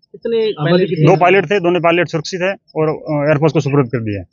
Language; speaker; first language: Hindi; native; Hindi